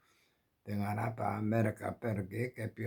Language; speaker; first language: Indonesian; non-native, learner; Korean